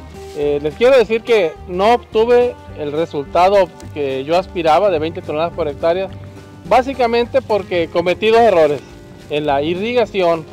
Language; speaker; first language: Spanish; native; Spanish